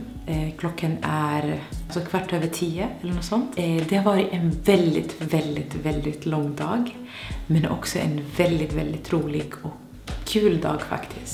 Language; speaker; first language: Swedish; non-native, fluent; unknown